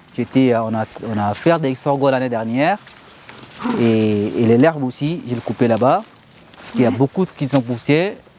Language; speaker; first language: French; non-native, learner; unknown